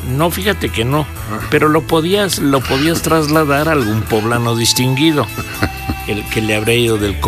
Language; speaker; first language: Spanish; native; Spanish